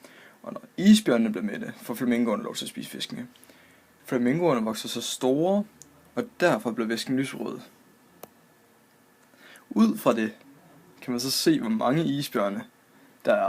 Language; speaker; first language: Danish; native; Danish